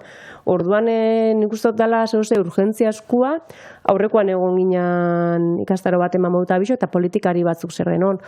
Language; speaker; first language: Basque; native; Basque